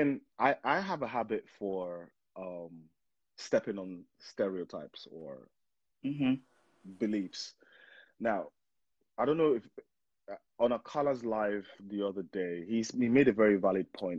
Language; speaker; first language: English; non-native, local second language; Yoruba